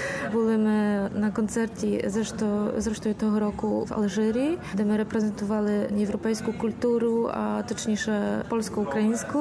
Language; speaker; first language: Ukrainian; early bilingual, heritage; Ukrainian